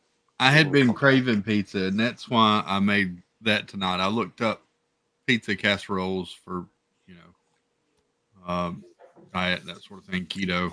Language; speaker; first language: English; native; English